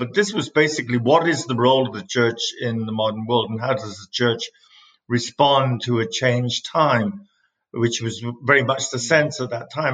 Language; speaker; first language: English; native; English